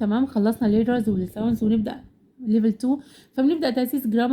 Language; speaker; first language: Arabic; native; Arabic